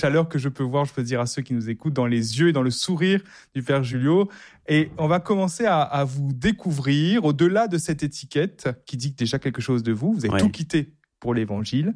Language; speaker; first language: French; native; French